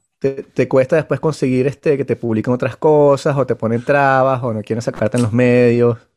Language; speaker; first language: Spanish; native; Spanish